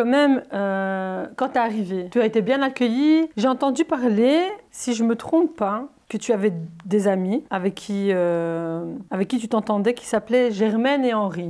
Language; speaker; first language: French; native; French